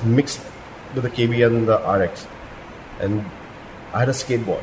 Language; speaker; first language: English; non-native, local second language; Gujarati